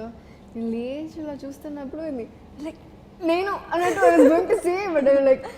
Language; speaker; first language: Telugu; non-native, fluent; Malayalam